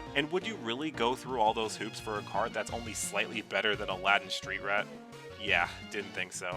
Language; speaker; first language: English; native; English